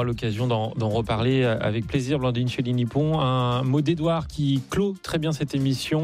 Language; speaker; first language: French; native; French